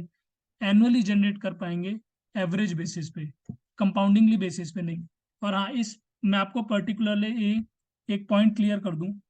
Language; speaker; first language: Hindi; native; Hindi